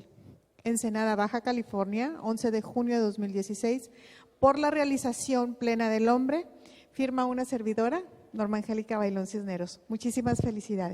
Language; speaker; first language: Spanish; native; Spanish